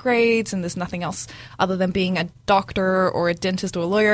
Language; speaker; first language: English; native; English